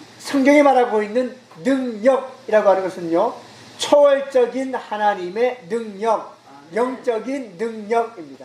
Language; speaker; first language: Korean; native; Korean